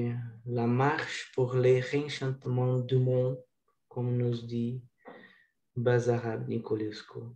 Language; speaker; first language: French; non-native, learner; Portuguese